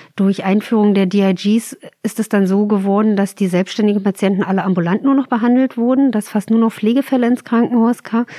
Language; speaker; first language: German; native; German